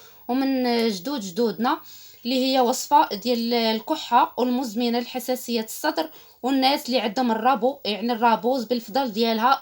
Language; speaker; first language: Arabic; native; Arabic